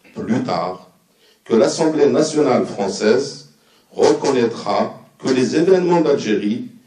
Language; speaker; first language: French; non-native, local second language; Arabic